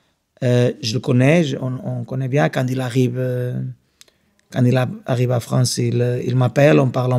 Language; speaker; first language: French; non-native, fluent; Portuguese